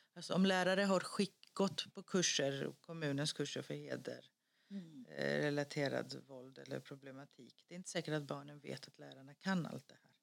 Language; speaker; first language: Swedish; early bilingual, other home language; Greek